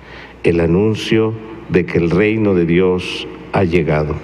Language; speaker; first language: Spanish; native; Spanish